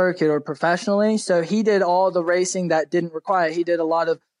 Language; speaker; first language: English; native; English